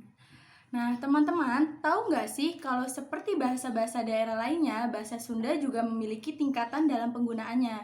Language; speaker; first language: Indonesian; non-native, local second language; Javanese